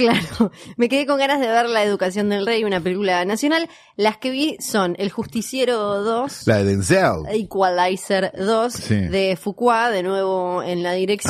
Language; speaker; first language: Spanish; native; Spanish